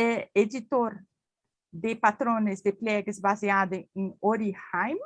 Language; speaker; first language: Spanish; non-native, learner; Portuguese